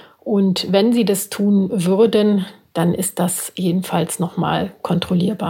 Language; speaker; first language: German; native; German